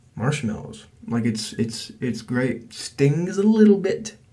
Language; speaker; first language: English; native; English